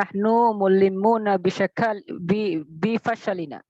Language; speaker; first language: Arabic; non-native, learner; Indonesian